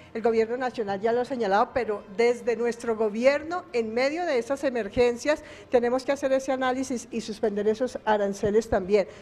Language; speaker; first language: Spanish; native; Spanish